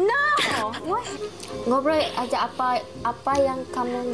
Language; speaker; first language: Indonesian; non-native, learner; Malay